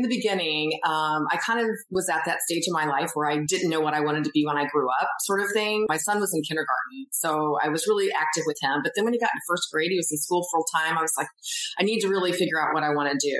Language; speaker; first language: English; native; English